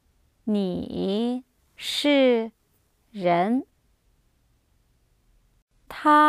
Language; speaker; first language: Chinese; non-native, learner; English